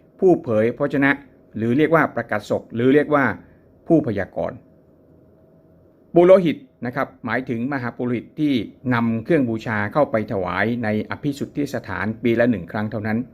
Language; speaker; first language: Thai; native; Thai